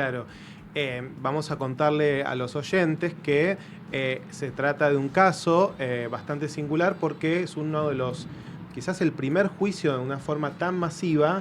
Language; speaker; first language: Spanish; native; Spanish